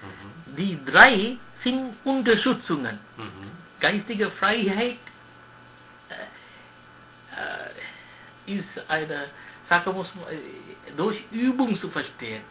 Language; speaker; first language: German; non-native, learner; Sinhala